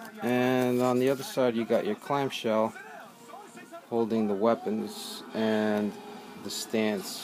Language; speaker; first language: English; native; English